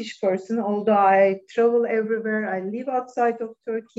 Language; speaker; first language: English; non-native, fluent; Turkish